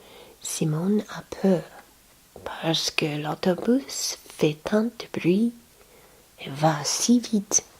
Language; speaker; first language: French; non-native, learner; English